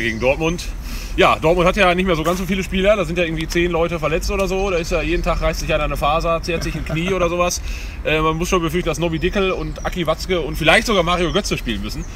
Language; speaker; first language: German; native; German